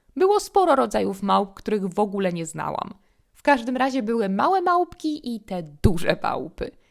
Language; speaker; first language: Polish; native; Polish